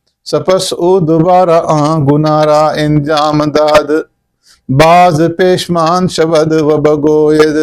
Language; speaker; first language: Persian; non-native, fluent; Urdu